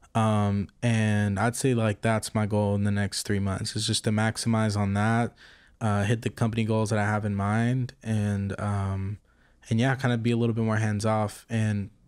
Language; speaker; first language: English; native; English